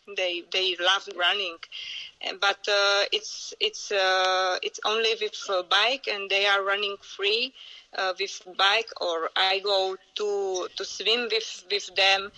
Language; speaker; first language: English; non-native, learner; Czech